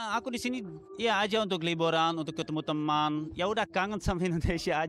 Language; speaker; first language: Indonesian; non-native, fluent; Dutch